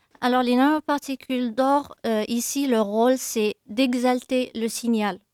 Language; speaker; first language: French; non-native, local second language; Arabic